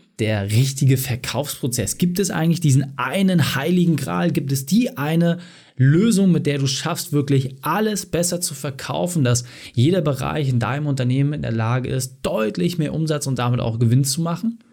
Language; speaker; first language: German; native; German